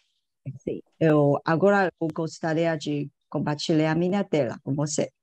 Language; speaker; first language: Portuguese; non-native, fluent; Chinese